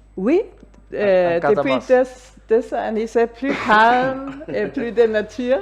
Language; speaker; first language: French; non-native, fluent; Danish